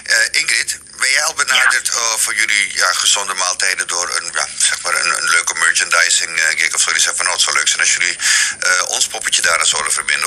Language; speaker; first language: Dutch; native; Dutch